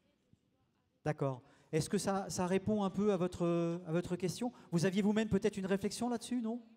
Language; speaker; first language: French; native; French